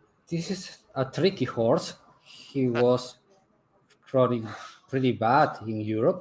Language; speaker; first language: English; non-native, learner; Spanish